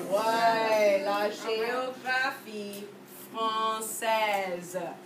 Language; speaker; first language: French; non-native, fluent; English